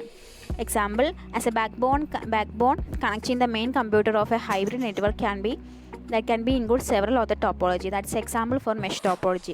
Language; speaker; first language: English; non-native, local second language; Malayalam